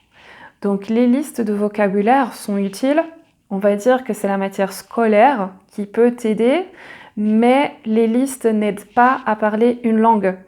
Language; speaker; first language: French; native; French